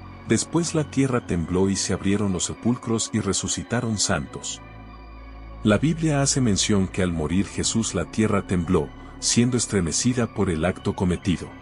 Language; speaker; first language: Spanish; native; Spanish